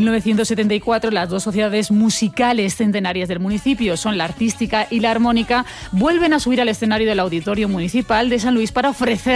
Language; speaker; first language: Spanish; native; Spanish